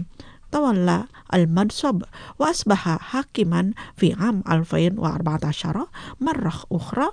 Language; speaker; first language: Arabic; non-native, fluent; Indonesian